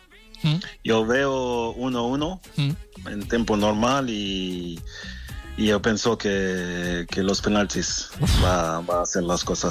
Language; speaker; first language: Spanish; non-native, fluent; French